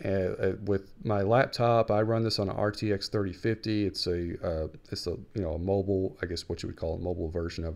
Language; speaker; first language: English; native; English